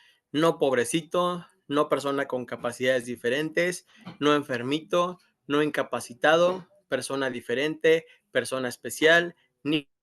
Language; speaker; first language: Spanish; native; Spanish